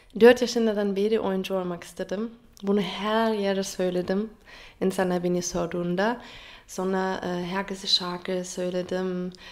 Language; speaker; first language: Turkish; non-native, fluent; German